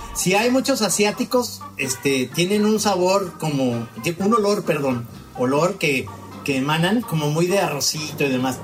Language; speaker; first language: Spanish; native; Spanish